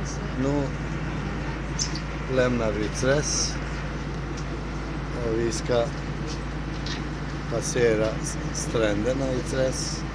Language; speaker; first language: Swedish; non-native, fluent; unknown